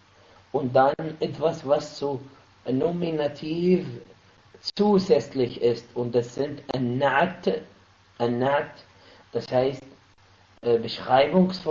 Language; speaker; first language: German; non-native, fluent; Arabic